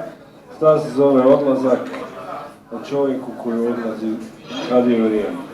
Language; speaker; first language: Bosnian; native; Bosnian